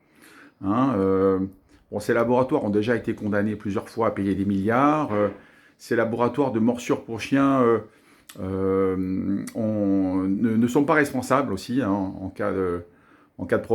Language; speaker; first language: French; native; French